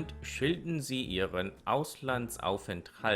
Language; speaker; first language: German; non-native, fluent; Korean